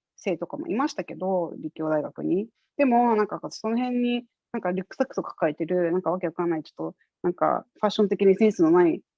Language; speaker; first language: Japanese; native; Japanese